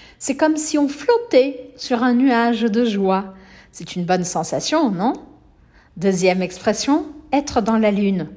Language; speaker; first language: French; non-native, fluent; Portuguese